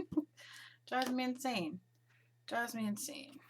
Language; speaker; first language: English; native; English